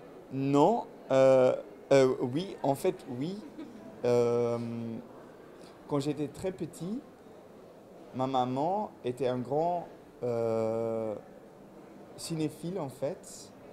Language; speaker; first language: French; non-native, local second language; Dutch